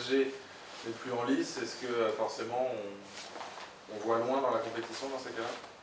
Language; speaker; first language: French; native; French